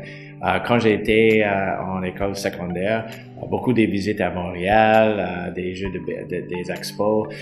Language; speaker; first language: French; non-native, local second language; English